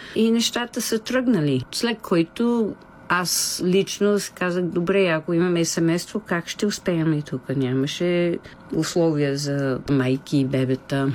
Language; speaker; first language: Bulgarian; non-native, fluent; English